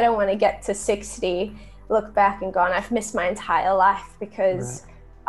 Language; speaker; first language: English; native; English